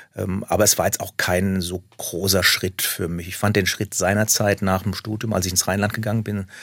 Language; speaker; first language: German; native; German